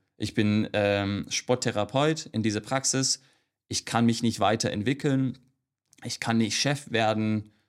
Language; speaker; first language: German; non-native, fluent; English